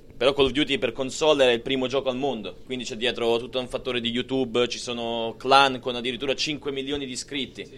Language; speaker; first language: Italian; early bilingual, other home language; Croatian